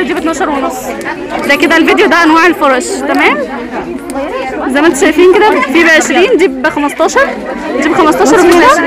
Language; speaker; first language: Arabic; native; Arabic